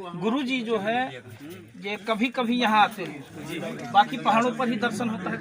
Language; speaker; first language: Hindi; native; Hindi